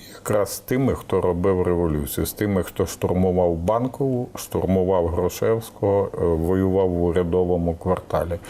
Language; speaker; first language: Ukrainian; native; Ukrainian